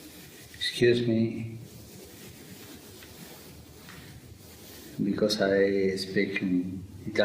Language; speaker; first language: English; non-native, learner; Spanish